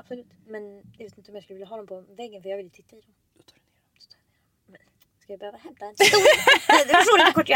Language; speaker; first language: Swedish; native; Swedish